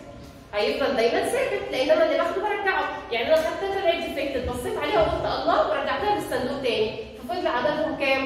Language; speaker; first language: Arabic; native; Arabic